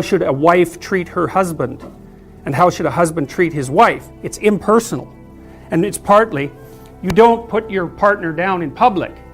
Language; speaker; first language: English; native; English